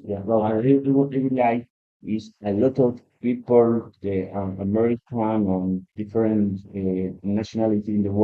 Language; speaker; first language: English; non-native, learner; Spanish